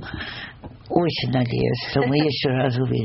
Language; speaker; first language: Russian; non-native, fluent; English